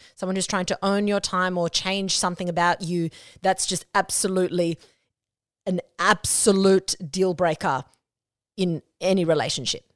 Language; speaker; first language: English; non-native, local second language; Spanish